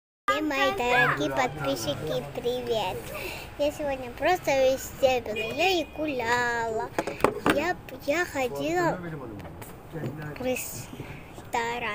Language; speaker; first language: Russian; early bilingual, heritage; Russian